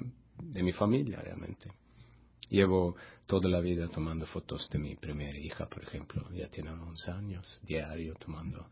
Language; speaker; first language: Spanish; non-native, fluent; Swedish